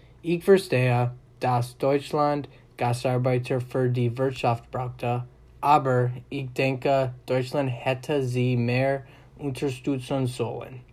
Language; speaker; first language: German; non-native, learner; English